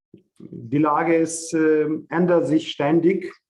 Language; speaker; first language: German; non-native, fluent; Ukrainian